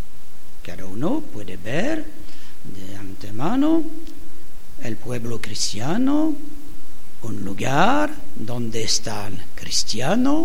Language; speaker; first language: Spanish; non-native, fluent; French